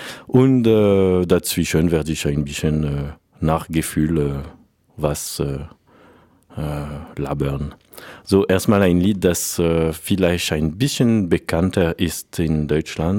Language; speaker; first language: German; non-native, learner; French